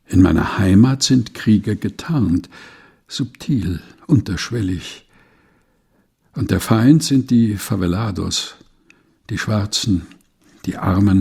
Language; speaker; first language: German; non-native, fluent; Portuguese